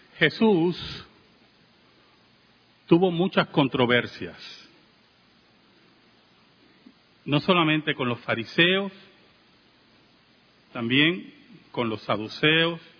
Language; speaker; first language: Spanish; native; Spanish